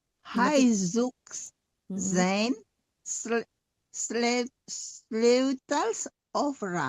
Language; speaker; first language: Dutch; non-native, learner; Indonesian